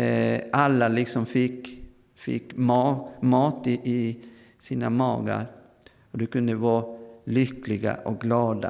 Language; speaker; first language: Swedish; non-native, fluent; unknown